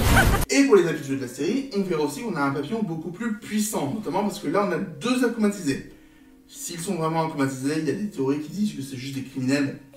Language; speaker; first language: French; native; French